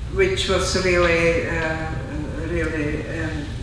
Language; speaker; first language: English; non-native, fluent; Czech